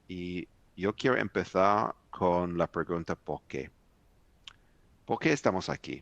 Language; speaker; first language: Spanish; non-native, fluent; English